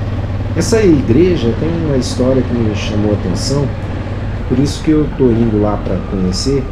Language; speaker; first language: Portuguese; native; Portuguese